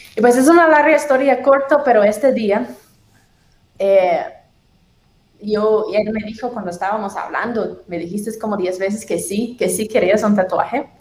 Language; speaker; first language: Spanish; non-native, fluent; English